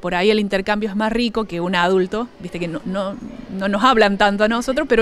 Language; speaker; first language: Spanish; native; Spanish